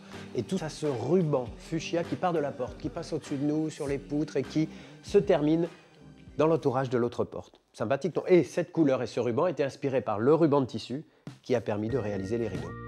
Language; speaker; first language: French; native; French